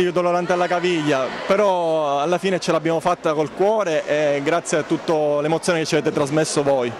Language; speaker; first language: Italian; native; Italian